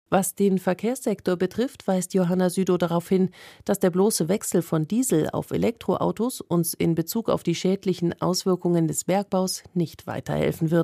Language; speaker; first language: German; native; German